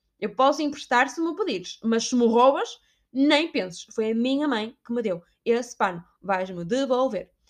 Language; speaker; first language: Portuguese; native; Portuguese